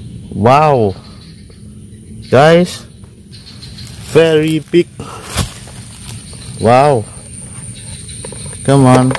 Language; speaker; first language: English; non-native, learner; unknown